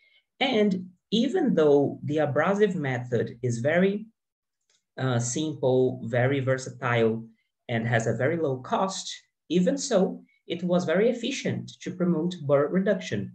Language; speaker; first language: English; non-native, fluent; Portuguese